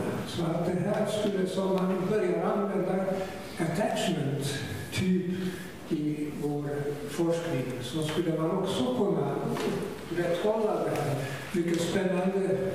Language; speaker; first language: Swedish; non-native, fluent; German